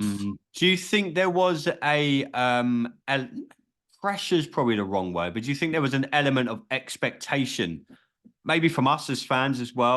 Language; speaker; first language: English; native; English